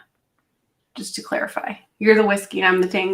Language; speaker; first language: English; native; English